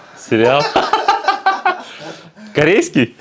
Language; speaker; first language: Russian; native; Russian